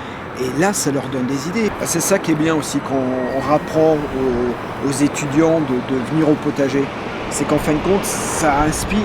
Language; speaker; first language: French; native; French